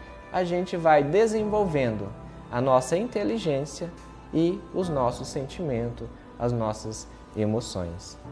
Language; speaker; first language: Portuguese; native; Portuguese